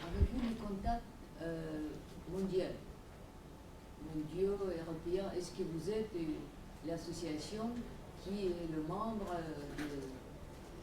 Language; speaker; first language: French; non-native, fluent; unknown